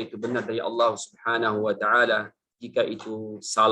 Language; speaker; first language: Indonesian; native; Indonesian